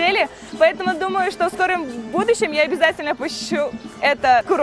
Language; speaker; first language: Russian; non-native, fluent; Turkish